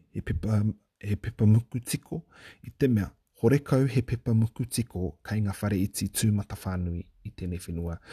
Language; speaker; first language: Māori; native; Māori